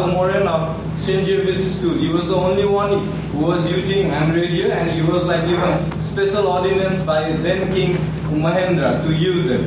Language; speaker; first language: English; non-native, local second language; Nepali